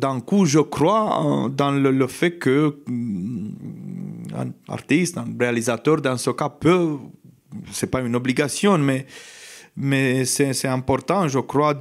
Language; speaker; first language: French; non-native, fluent; Romanian